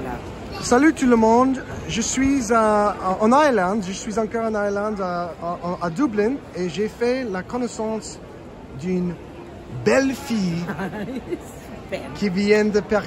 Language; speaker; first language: French; non-native, learner; English